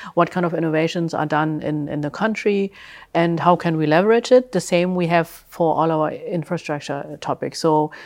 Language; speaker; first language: English; early bilingual, other home language; German